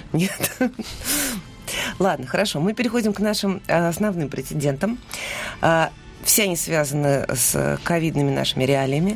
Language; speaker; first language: Russian; native; Russian